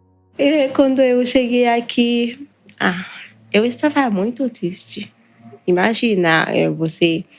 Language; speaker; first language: Portuguese; non-native, learner; Haitian Creole